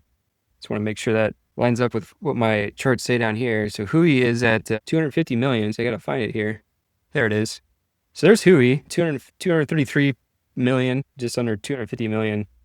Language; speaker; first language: English; native; English